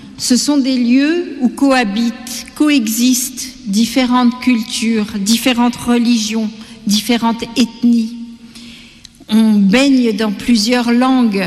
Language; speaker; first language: French; non-native, local second language; Gujarati